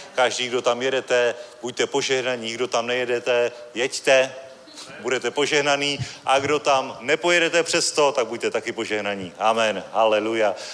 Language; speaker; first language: Czech; native; Czech